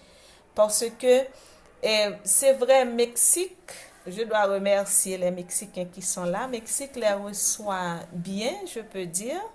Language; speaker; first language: French; non-native, local second language; Haitian Creole